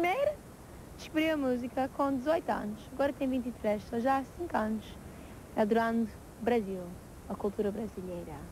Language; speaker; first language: Portuguese; early bilingual, heritage; English